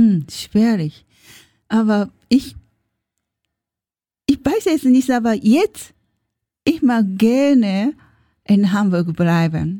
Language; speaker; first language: German; non-native, learner; Japanese